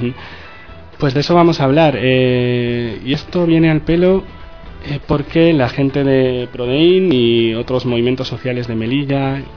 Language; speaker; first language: Spanish; native; Spanish